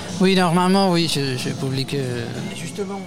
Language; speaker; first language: French; non-native, learner; Spanish